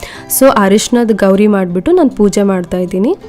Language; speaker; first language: Kannada; native; Kannada